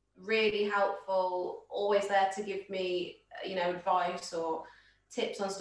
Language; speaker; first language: English; native; English